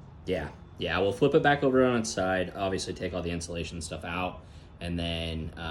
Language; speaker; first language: English; native; English